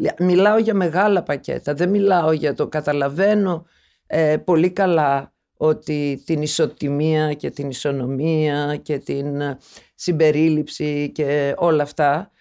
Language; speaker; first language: Greek; early bilingual, other home language; Turkish